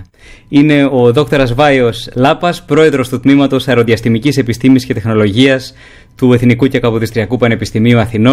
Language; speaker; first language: Greek; native; Greek